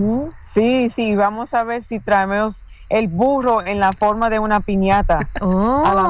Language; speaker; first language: Spanish; non-native, fluent; English